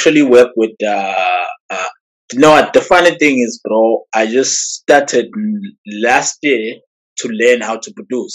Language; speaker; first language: English; non-native, local second language; Zulu